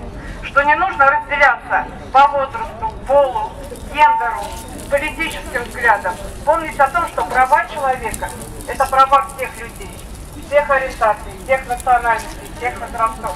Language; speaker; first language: Russian; native; Russian